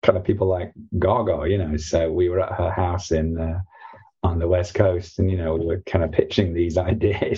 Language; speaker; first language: English; native; English